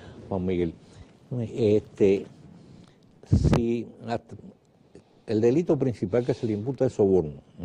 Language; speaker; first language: Spanish; native; Spanish